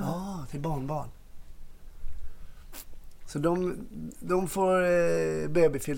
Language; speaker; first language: Swedish; native; Swedish